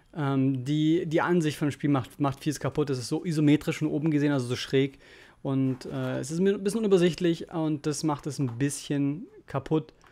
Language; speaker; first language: German; native; German